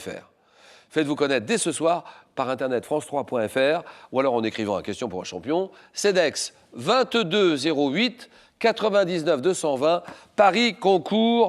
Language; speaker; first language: French; native; French